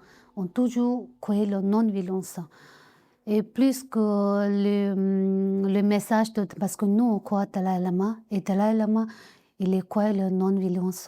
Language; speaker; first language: French; non-native, learner; Tibetan